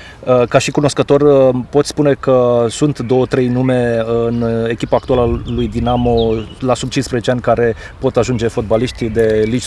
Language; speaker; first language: Romanian; native; Romanian